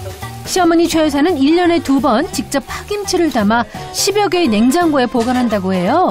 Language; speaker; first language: Korean; native; Korean